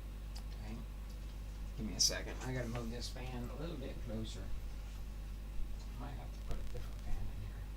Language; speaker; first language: English; native; English